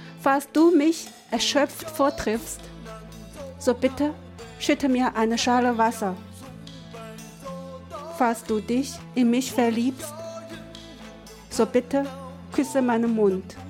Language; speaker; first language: German; non-native, fluent; Chinese